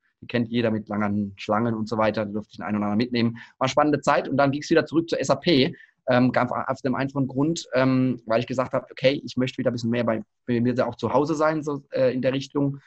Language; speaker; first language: German; native; German